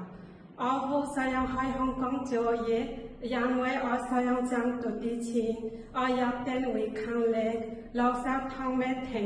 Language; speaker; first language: Cantonese; non-native, learner; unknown